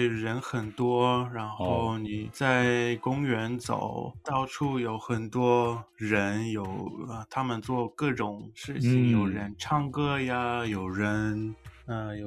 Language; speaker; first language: Chinese; early bilingual, heritage; Chinese